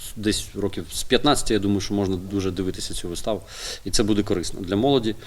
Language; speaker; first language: Ukrainian; native; Ukrainian